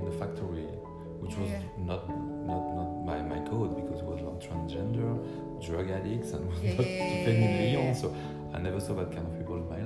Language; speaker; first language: English; non-native, learner; French